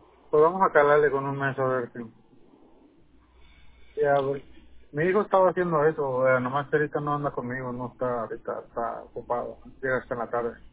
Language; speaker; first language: Spanish; native; Spanish